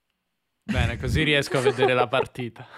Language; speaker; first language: Italian; native; Italian